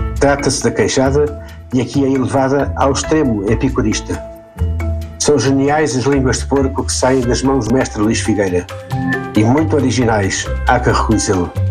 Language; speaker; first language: Portuguese; native; Portuguese